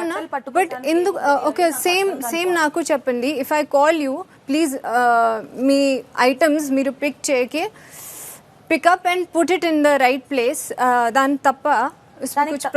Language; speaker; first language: Telugu; non-native, learner; Hindi